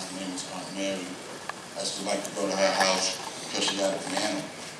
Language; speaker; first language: English; native; English